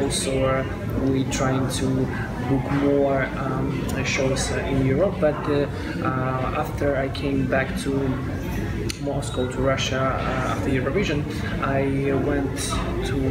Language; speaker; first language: English; non-native, fluent; Russian